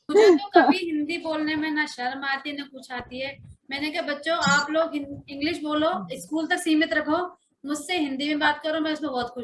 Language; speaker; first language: Hindi; native; Hindi